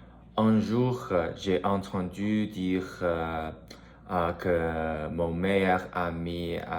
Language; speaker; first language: French; non-native, learner; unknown